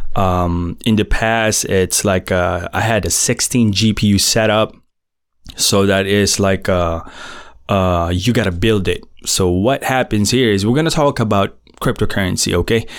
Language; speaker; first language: English; non-native, local second language; Filipino